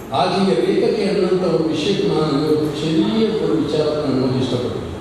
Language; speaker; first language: Kannada; non-native, local second language; Kodava